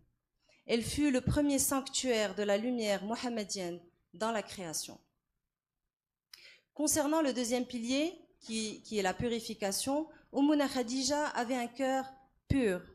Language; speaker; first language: French; non-native, local second language; Arabic